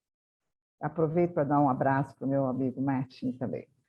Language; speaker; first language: Portuguese; native; Portuguese